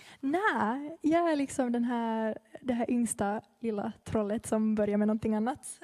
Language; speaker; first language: Swedish; early bilingual, heritage; Swedish